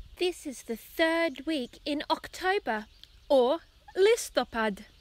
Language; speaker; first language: English; native; English